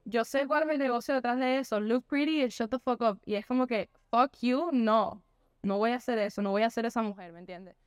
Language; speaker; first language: Spanish; native; Spanish